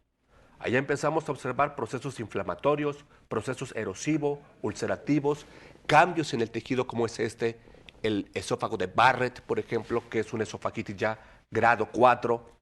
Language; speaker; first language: Spanish; native; Spanish